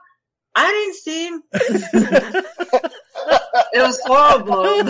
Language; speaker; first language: English; non-native, fluent; Hebrew